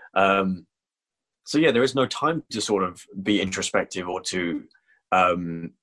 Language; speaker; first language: English; native; English